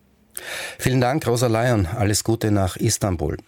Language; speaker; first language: German; native; German